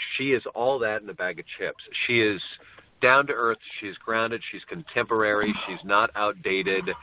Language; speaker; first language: English; native; English